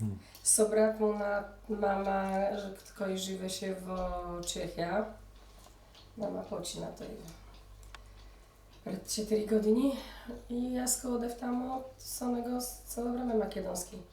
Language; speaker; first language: Macedonian; early bilingual, heritage; Polish